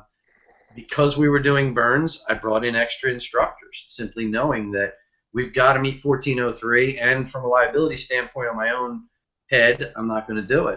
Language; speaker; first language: English; native; English